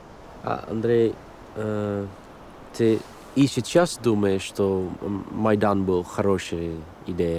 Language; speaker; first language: Russian; non-native, fluent; Dutch